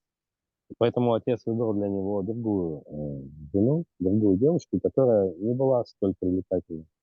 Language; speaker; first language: Russian; native; Russian